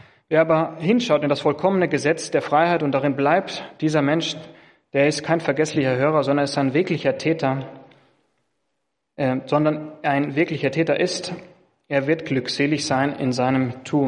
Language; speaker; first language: German; non-native, fluent; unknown